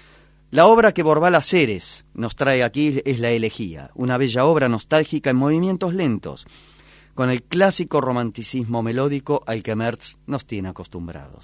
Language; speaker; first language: Spanish; native; Spanish